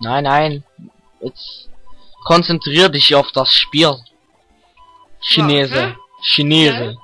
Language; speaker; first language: German; native; German